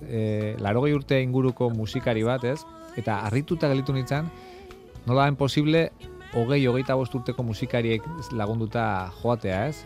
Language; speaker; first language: Basque; native; Basque